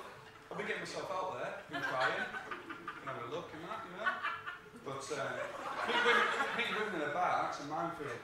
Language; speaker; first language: English; native; English